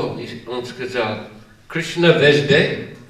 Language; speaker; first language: Russian; non-native, fluent; English